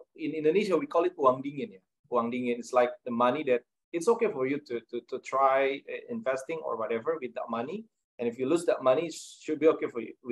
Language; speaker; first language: English; non-native, fluent; Indonesian